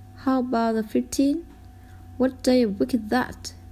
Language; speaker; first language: English; non-native, learner; Vietnamese